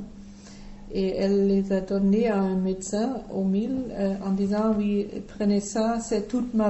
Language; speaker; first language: French; non-native, fluent; German